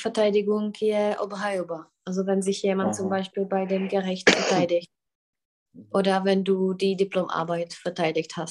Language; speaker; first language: German; non-native, fluent; Czech